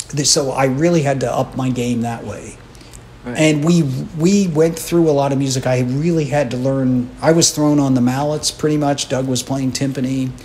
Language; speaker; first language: English; native; English